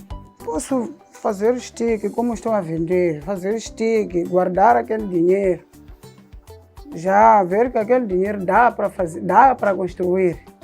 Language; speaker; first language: Portuguese; non-native, local second language; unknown